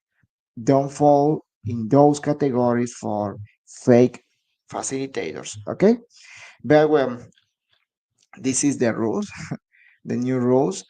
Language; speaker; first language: English; non-native, learner; Spanish